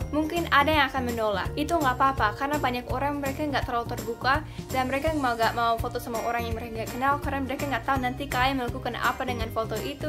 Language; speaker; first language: Indonesian; non-native, fluent; English